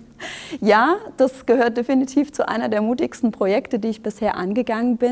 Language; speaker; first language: German; native; German